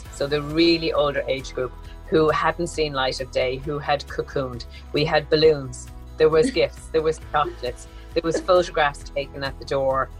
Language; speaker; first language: English; native; English